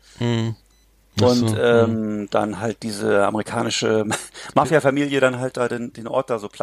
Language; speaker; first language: German; native; German